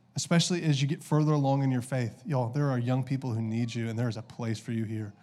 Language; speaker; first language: English; native; English